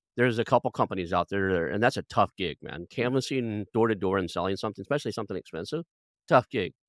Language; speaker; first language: English; native; English